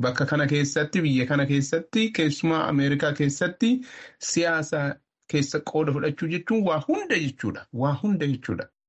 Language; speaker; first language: Oromo; native; Oromo